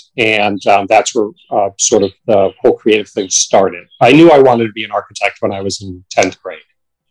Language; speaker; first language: English; native; English